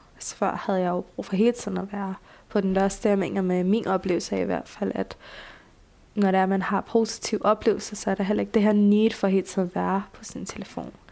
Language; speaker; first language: Danish; early bilingual, other home language; Bulgarian